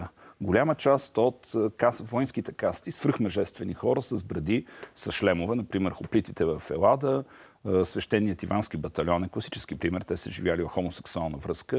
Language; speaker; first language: Bulgarian; native; Bulgarian